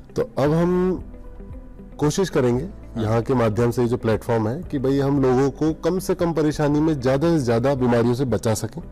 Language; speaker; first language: Hindi; native; Hindi